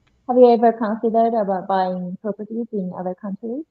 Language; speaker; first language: English; non-native, learner; Japanese